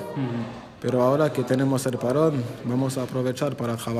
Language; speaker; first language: Spanish; non-native, fluent; French